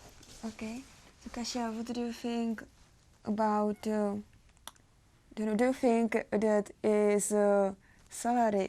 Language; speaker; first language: English; non-native, learner; Czech